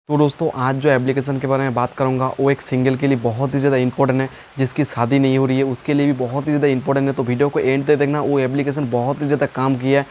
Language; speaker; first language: Hindi; non-native, local second language; Bangla